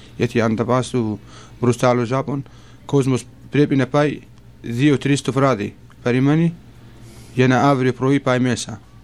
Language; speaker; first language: Greek; non-native, learner; Kurdish